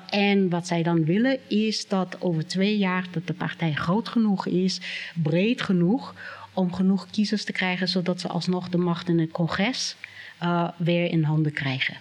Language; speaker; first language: Dutch; non-native, fluent; English